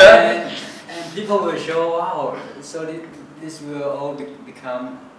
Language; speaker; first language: English; non-native, fluent; Chinese